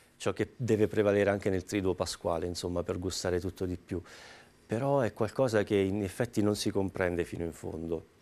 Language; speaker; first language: Italian; native; Italian